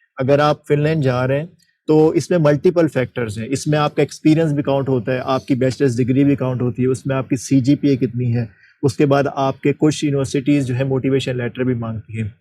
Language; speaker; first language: Urdu; native; Urdu